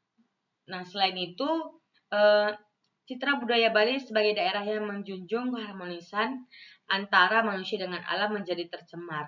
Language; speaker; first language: Indonesian; non-native, local second language; Balinese